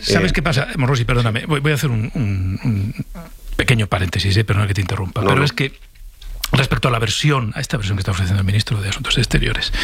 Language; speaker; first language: Spanish; native; Spanish